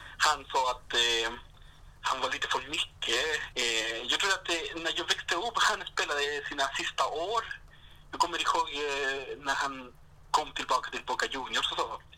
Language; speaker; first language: Swedish; non-native, fluent; Spanish